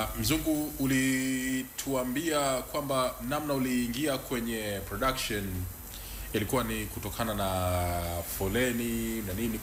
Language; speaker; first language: Swahili; native; Swahili